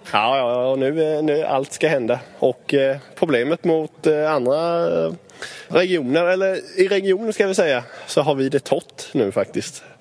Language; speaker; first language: Swedish; native; Swedish